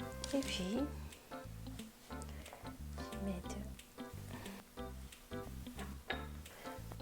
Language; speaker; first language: French; non-native, learner; Japanese